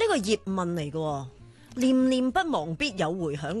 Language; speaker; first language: Cantonese; native; Cantonese